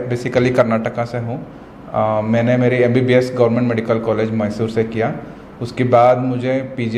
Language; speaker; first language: Hindi; non-native, local second language; Kannada